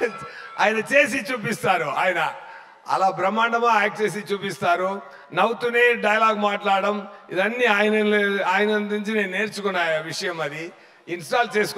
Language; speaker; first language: Telugu; non-native, fluent; Tamil